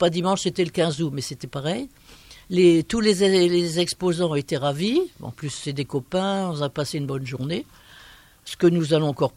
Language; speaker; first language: French; native; French